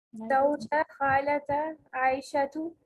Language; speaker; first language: Arabic; non-native, learner; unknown